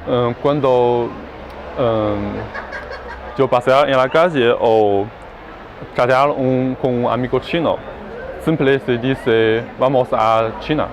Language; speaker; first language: Spanish; non-native, learner; Chinese